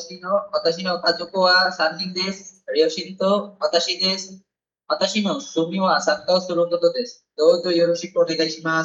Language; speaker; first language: Japanese; non-native, learner; Bangla